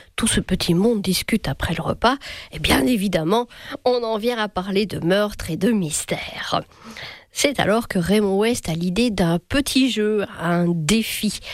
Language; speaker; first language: French; native; French